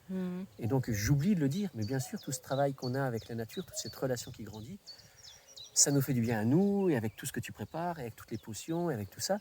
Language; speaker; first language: French; native; French